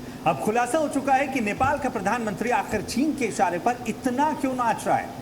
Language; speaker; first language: Hindi; native; Hindi